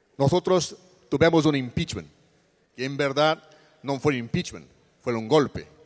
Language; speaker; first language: Spanish; non-native, learner; Portuguese